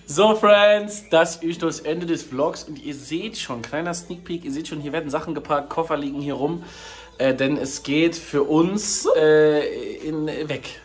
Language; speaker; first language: German; native; German